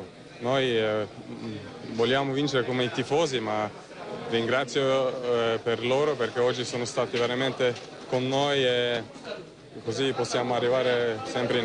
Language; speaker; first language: Italian; non-native, fluent; Turkish